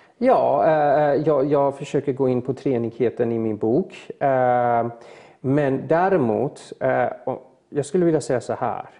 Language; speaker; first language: Swedish; early bilingual, other home language; Persian